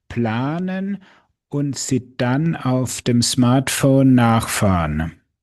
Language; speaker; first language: German; native; German